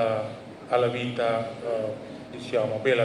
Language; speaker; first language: Italian; non-native, learner; Indonesian